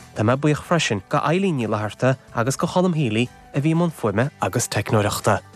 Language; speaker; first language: Irish; native; Irish